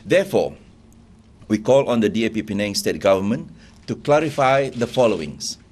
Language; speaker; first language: English; non-native, local second language; Malay